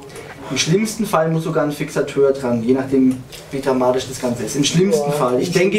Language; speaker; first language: German; native; German